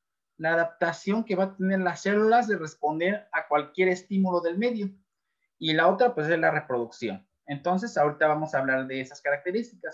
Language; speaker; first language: Spanish; native; Spanish